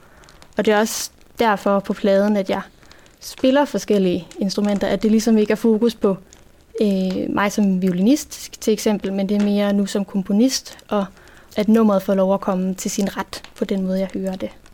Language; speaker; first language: Danish; native; Danish